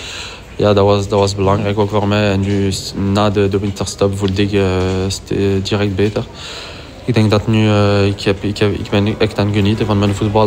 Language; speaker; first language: Dutch; non-native, local second language; French